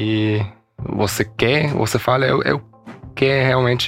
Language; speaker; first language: Portuguese; early bilingual, heritage; Portuguese